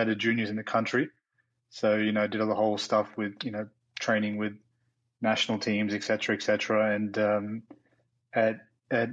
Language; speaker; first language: English; native; English